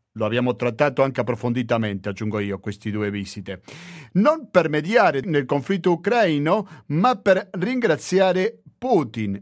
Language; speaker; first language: Italian; non-native, fluent; Spanish